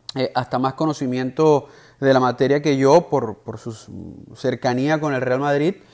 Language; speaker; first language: Spanish; native; Spanish